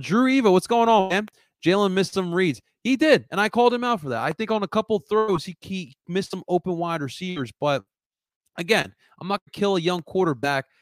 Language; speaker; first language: English; native; English